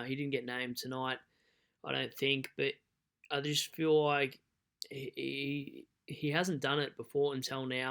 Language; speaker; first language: English; native; English